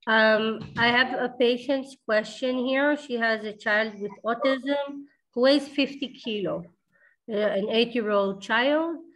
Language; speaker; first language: English; non-native, fluent; Hebrew